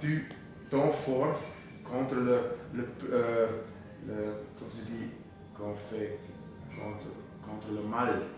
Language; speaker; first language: French; non-native, fluent; German